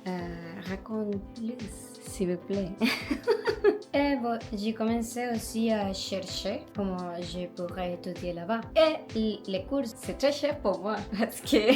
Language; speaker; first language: French; non-native, learner; Spanish